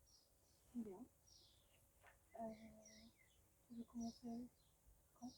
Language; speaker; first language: French; non-native, fluent; English